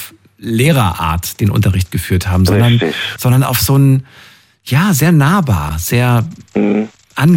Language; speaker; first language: German; native; German